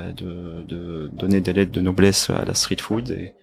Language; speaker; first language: French; non-native, local second language; Arabic